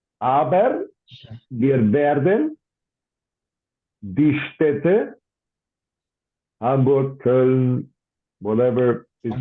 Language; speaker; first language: German; non-native, fluent; English